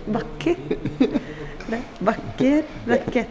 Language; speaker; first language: Norwegian; non-native, fluent; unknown